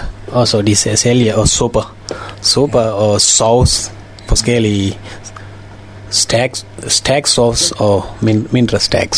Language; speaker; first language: Danish; non-native, learner; Tamil